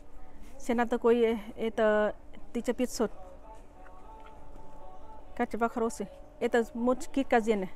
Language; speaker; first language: Russian; non-native, learner; Tajik